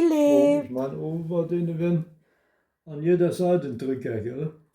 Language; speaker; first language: German; native; German